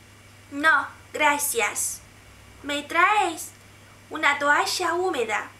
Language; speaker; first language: Spanish; non-native, fluent; Chinese